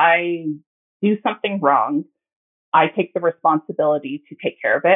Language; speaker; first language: English; native; English